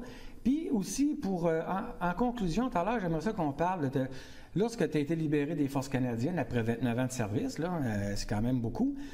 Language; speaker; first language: French; native; French